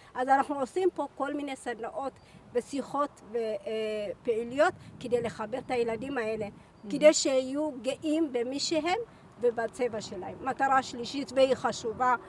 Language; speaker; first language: Hebrew; early bilingual, other home language; Amharic